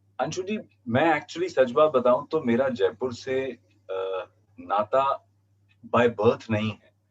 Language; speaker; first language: Hindi; non-native, local second language; Punjabi